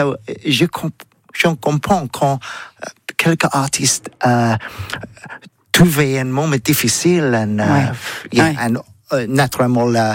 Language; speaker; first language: French; non-native, learner; English